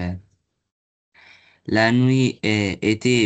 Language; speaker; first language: French; non-native, learner; Arabic